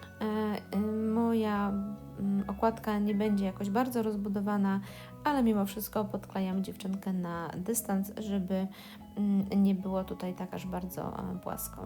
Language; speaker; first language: Polish; native; Polish